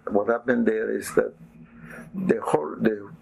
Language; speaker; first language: English; non-native, fluent; Spanish